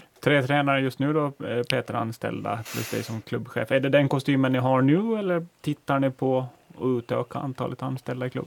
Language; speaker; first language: Swedish; native; Swedish